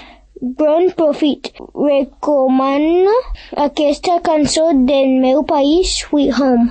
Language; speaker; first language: Catalan; early bilingual, other home language; English